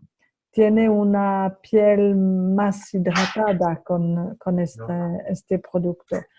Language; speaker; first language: Spanish; non-native, fluent; French